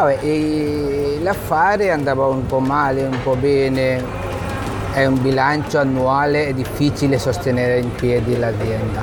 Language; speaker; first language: Italian; non-native, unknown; Bangla